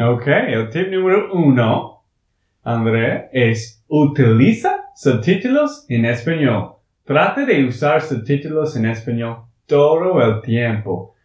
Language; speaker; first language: Spanish; non-native, learner; English